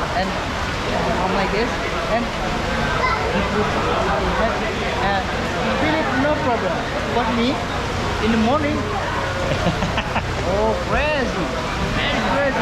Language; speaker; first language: English; non-native, learner; Indonesian